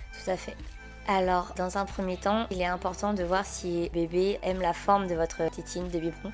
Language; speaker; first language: French; native; French